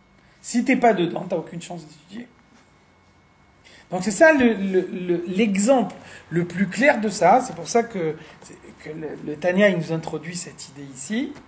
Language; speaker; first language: French; native; French